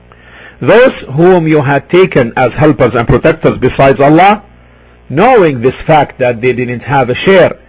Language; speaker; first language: English; non-native, fluent; Arabic